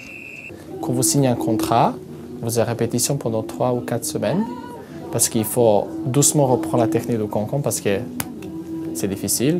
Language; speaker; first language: French; non-native, fluent; Serbian